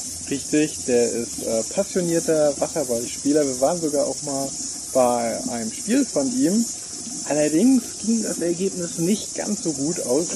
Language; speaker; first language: German; native; German